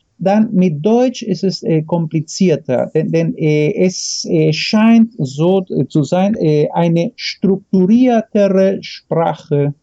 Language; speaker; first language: German; non-native, fluent; Spanish